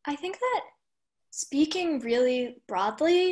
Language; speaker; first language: English; native; English